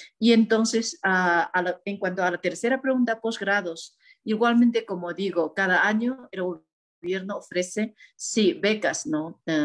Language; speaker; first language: Spanish; non-native, fluent; Chinese